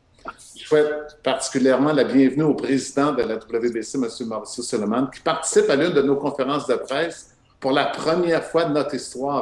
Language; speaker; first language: French; native; French